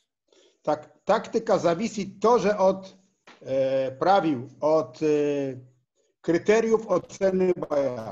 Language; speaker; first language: Russian; non-native, learner; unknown